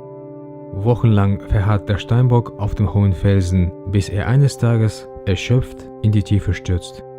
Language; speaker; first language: German; native; German